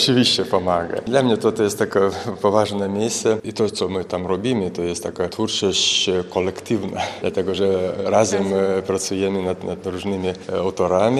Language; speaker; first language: Polish; non-native, fluent; Lithuanian